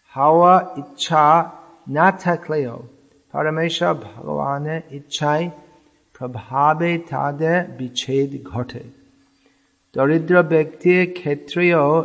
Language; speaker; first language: Bangla; non-native, fluent; English